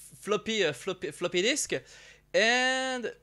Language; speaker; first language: English; non-native, learner; French